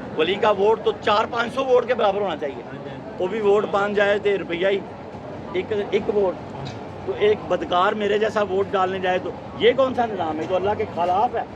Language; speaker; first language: Urdu; non-native, local second language; Punjabi